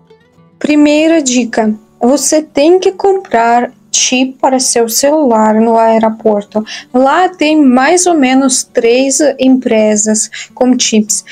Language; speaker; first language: Portuguese; non-native, fluent; Russian